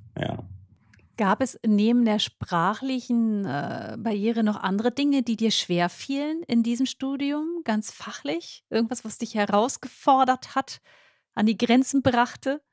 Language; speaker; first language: German; native; German